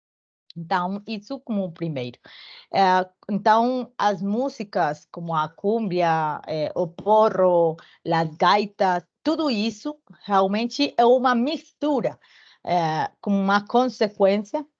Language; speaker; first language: Portuguese; non-native, learner; Spanish